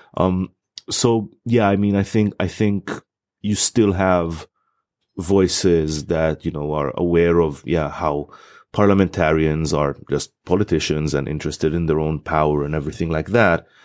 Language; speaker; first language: English; non-native, fluent; Hebrew